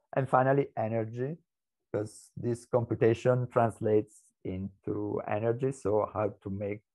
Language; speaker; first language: English; non-native, fluent; Italian